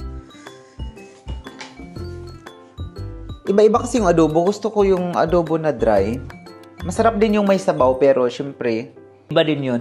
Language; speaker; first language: Filipino; native; Filipino